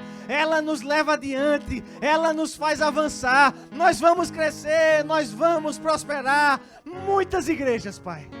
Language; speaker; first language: Portuguese; native; Portuguese